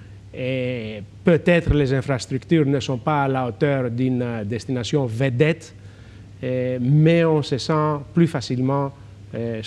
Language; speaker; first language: French; non-native, fluent; Greek